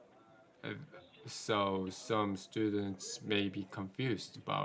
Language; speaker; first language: English; non-native, learner; Korean